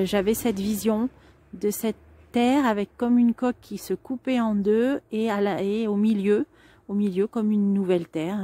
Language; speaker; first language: French; native; French